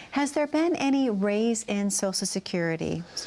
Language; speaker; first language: English; native; English